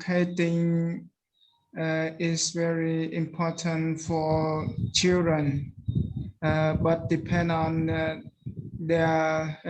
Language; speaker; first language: English; non-native, learner; Khmer